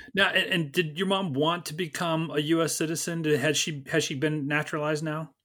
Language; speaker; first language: English; native; English